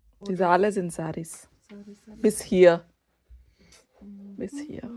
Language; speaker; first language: German; non-native, learner; Telugu